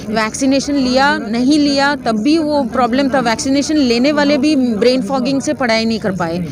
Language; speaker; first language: Hindi; non-native, local second language; Kannada